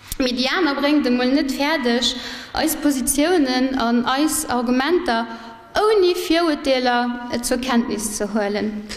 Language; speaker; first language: Luxembourgish; early bilingual, other home language; Portuguese